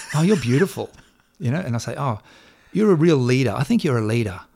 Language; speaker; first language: English; native; English